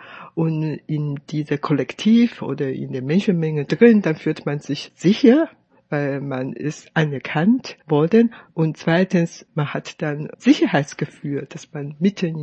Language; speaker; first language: German; non-native, fluent; Chinese